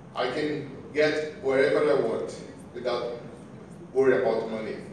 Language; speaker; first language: English; non-native, learner; Portuguese